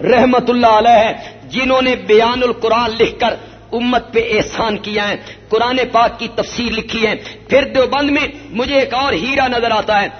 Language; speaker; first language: Urdu; non-native, local second language; Punjabi